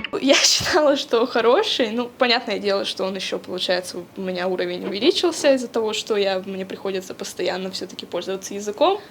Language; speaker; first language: Russian; native; Russian